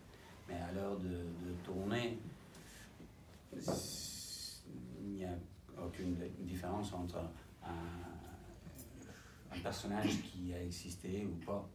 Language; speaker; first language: French; non-native, fluent; English